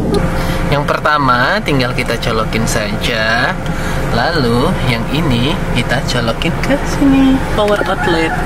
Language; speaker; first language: Indonesian; native; Indonesian